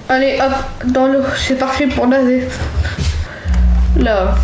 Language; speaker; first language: French; native; French